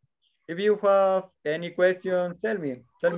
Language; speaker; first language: English; non-native, learner; Spanish